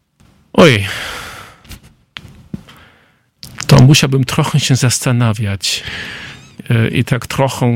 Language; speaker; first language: Polish; non-native, fluent; German